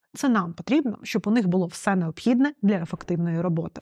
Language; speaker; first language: Ukrainian; non-native, local second language; Russian